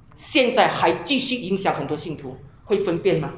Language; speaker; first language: Chinese; native; Chinese